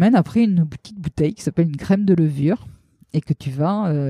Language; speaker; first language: French; native; French